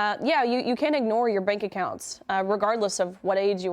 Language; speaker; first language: English; native; English